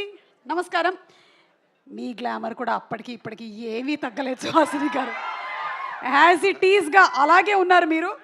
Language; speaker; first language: Telugu; native; Telugu